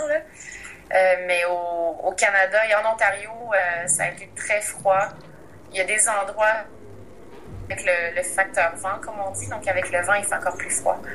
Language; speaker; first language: French; native; French